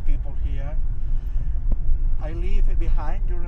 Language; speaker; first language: English; non-native, learner; Spanish